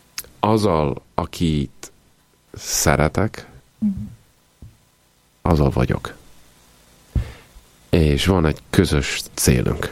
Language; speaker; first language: Hungarian; non-native, fluent; Italian